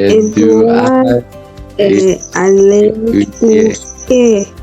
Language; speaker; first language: French; non-native, learner; English